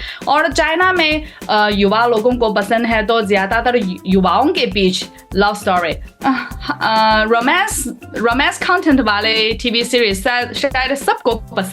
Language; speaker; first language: Hindi; non-native, learner; Chinese